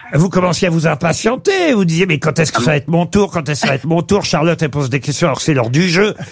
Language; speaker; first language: French; native; French